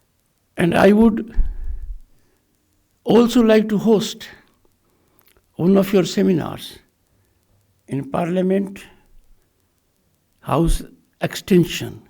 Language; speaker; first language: English; non-native, local second language; Hindi